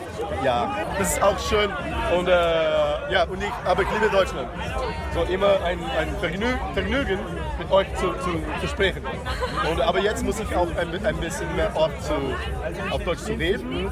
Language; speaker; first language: German; non-native, fluent; Portuguese